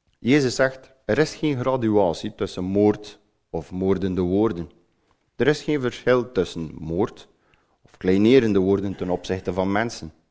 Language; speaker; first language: Dutch; native; Dutch